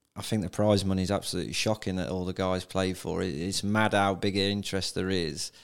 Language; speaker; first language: English; native; English